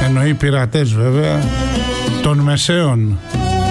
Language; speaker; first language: Greek; native; Greek